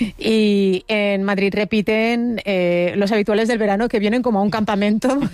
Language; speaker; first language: Spanish; native; Spanish